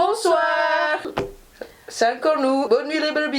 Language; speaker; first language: French; non-native, fluent; Indonesian